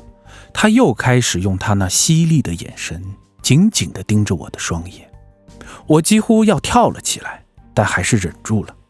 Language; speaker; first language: Chinese; native; Chinese